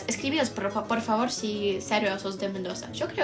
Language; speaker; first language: Spanish; non-native, fluent; Ukrainian